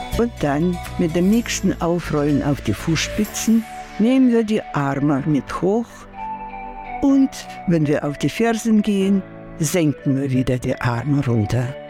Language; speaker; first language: German; non-native, fluent; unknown